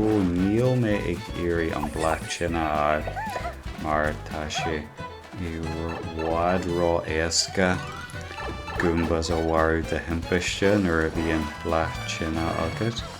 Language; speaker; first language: Irish; non-native, local second language; English